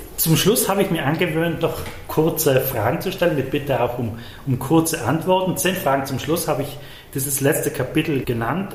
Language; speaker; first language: German; native; German